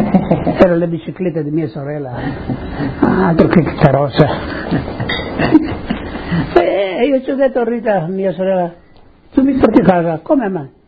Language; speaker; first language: Italian; early bilingual, heritage; Italian